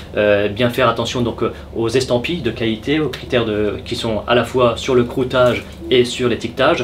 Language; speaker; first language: French; native; French